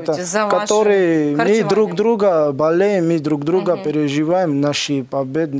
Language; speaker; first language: Russian; non-native, learner; Georgian